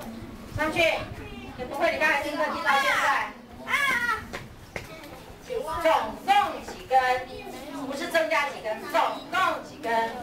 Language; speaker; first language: Chinese; native; Chinese